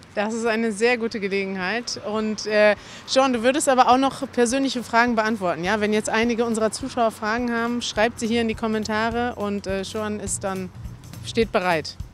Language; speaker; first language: German; native; German